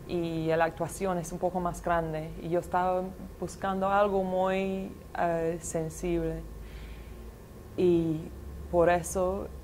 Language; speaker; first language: Spanish; non-native, fluent; English